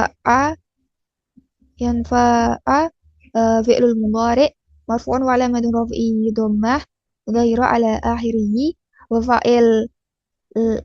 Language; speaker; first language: Arabic; non-native, learner; Indonesian